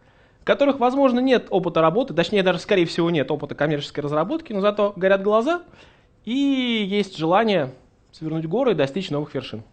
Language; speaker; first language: Russian; native; Russian